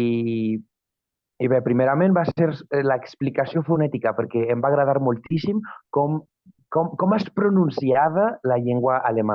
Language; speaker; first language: Catalan; non-native, fluent; Spanish